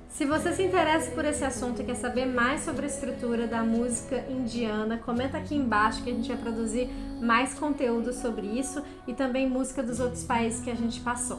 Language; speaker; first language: Portuguese; native; Portuguese